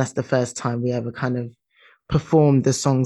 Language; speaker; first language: English; native; English